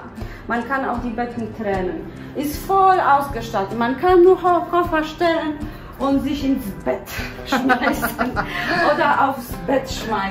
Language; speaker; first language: German; non-native, fluent; Polish